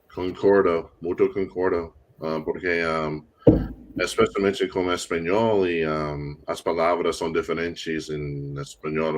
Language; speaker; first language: Portuguese; non-native, learner; English